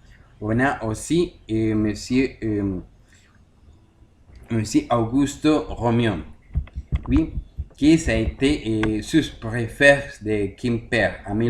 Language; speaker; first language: French; non-native, learner; Spanish